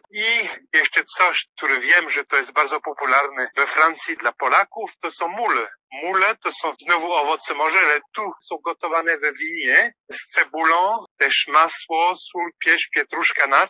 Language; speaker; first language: Polish; non-native, fluent; French